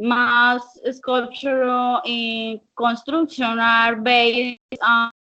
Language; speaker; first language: English; non-native, learner; Spanish